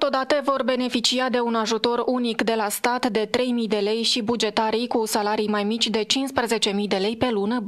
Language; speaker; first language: Romanian; native; Romanian